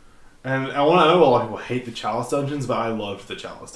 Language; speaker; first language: English; native; English